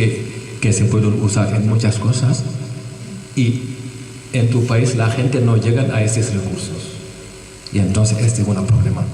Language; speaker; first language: Spanish; non-native, fluent; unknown